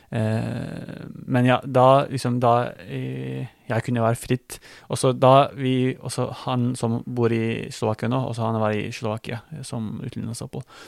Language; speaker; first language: Norwegian; non-native, fluent; Turkish